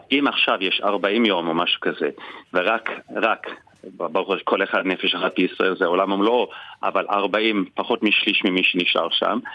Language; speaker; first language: Hebrew; non-native, fluent; English